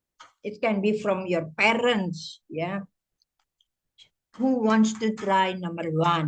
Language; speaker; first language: English; non-native, fluent; Indonesian